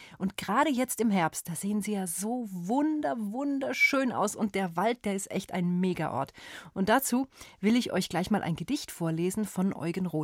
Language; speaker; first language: German; native; German